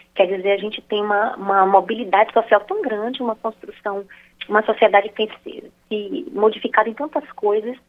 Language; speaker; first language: Portuguese; native; Portuguese